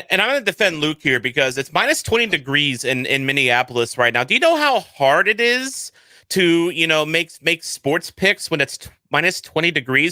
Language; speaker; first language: English; native; English